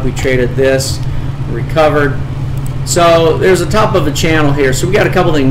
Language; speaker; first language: English; native; English